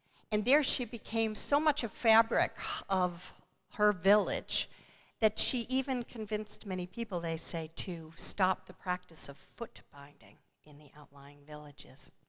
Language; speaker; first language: English; native; English